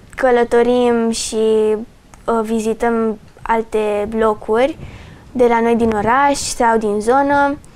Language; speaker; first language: Romanian; early bilingual, other home language; English